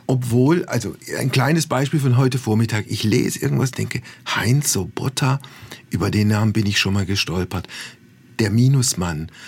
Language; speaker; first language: German; native; German